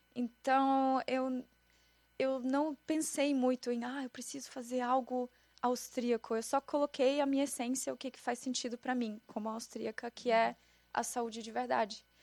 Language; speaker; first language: Portuguese; non-native, fluent; German